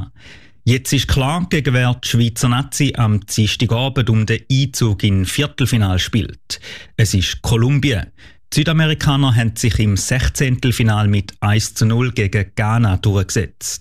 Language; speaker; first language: German; native; German